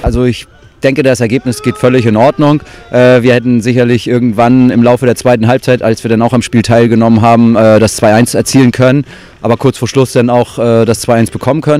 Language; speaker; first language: German; native; German